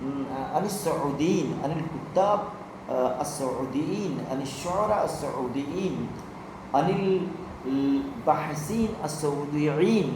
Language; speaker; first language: Arabic; non-native, fluent; Urdu